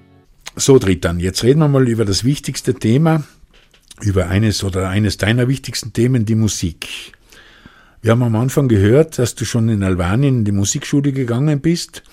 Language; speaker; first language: German; native; German